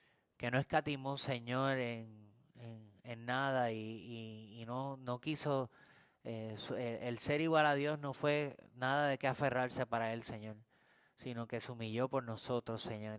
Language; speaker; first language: Spanish; native; Spanish